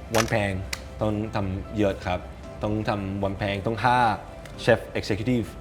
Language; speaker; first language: Thai; non-native, learner; Spanish